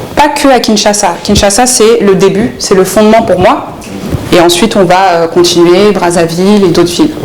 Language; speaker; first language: French; early bilingual, other home language; Lingala